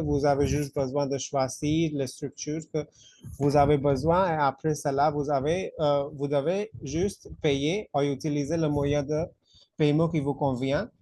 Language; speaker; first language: French; non-native, fluent; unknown